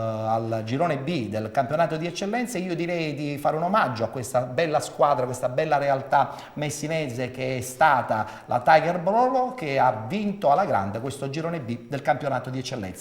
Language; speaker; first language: Italian; native; Italian